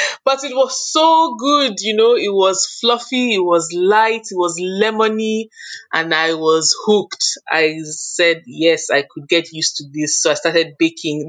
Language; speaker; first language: English; non-native, local second language; Yoruba